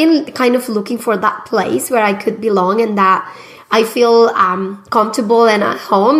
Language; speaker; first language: English; non-native, fluent; Spanish